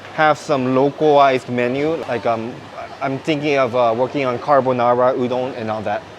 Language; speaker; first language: English; non-native, fluent; Japanese